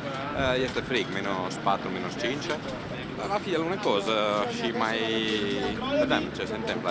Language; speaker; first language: Romanian; non-native, fluent; Italian